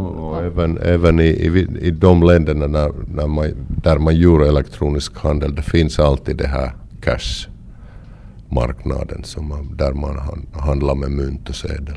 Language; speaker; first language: Swedish; non-native, local second language; Finnish